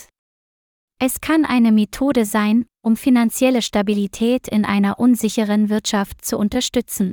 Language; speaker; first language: German; non-native, learner; Vietnamese